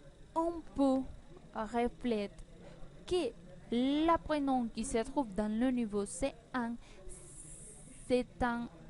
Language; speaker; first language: French; non-native, learner; Spanish